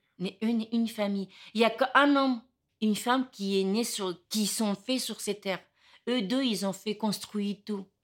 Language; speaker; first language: French; non-native, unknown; Romany